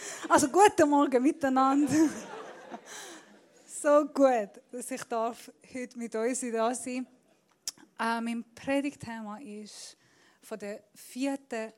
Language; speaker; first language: German; non-native, fluent; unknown